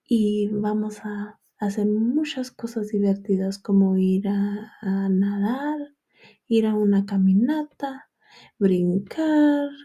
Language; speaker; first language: Spanish; early bilingual, heritage; Spanish